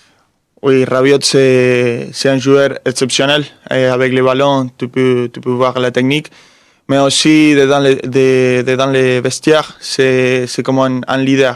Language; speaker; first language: French; non-native, fluent; Spanish